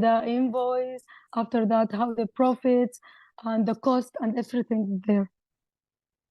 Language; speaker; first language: English; non-native, learner; Arabic